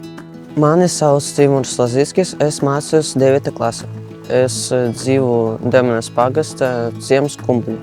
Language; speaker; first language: Latvian; non-native, local second language; Russian